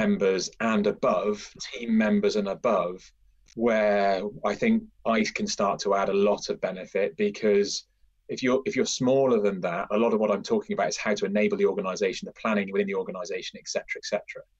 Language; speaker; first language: English; native; English